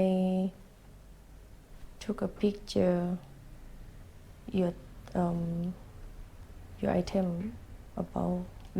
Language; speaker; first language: English; non-native, learner; Thai